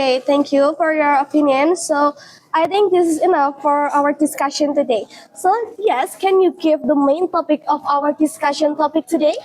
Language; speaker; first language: English; non-native, learner; Indonesian